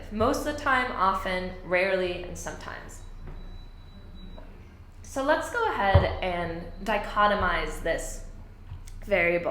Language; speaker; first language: English; native; English